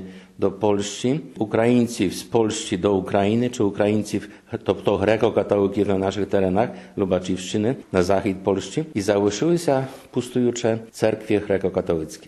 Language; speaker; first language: Ukrainian; non-native, fluent; Polish